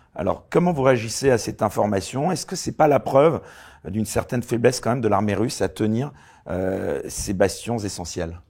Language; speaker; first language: French; native; French